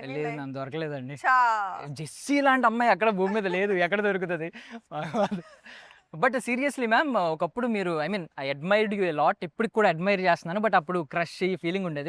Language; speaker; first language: Telugu; native; Telugu